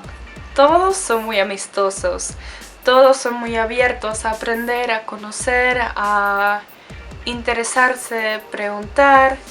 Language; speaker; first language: Spanish; non-native, fluent; Czech